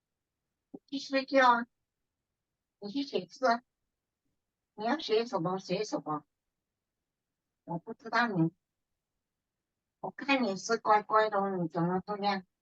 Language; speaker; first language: Chinese; early bilingual, heritage; Chinese